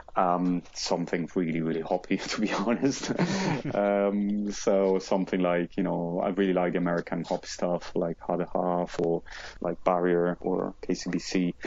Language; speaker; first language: English; non-native, fluent; Italian